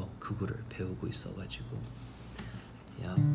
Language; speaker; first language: Korean; non-native, fluent; English